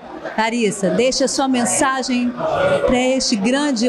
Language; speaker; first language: Portuguese; native; Portuguese